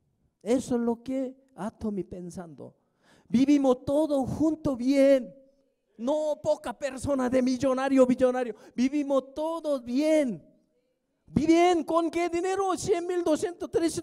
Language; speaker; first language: Spanish; non-native, fluent; Korean